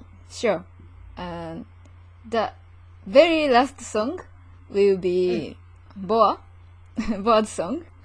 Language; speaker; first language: English; non-native, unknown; Japanese